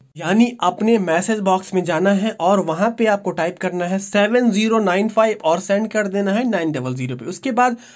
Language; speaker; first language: Hindi; native; Hindi